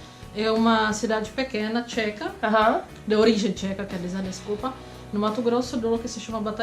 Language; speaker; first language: Portuguese; non-native, fluent; Czech